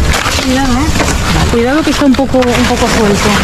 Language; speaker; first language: Spanish; native; Spanish